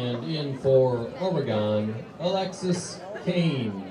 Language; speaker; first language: English; native; English